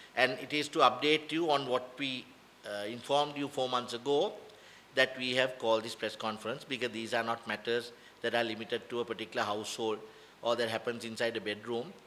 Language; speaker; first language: English; non-native, local second language; Sinhala